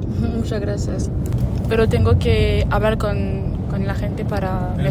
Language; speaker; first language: Spanish; non-native, learner; French